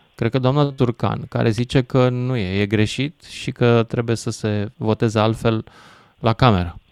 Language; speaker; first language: Romanian; native; Romanian